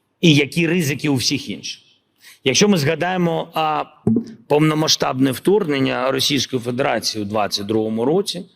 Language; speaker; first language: Ukrainian; non-native, local second language; Russian